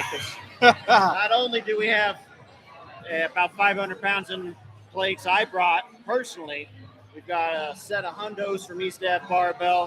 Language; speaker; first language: English; native; English